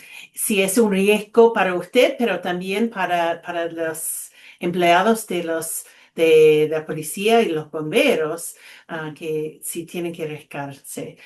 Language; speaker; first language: Spanish; non-native, fluent; English